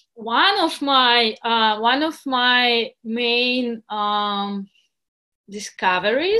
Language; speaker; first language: English; non-native, fluent; Russian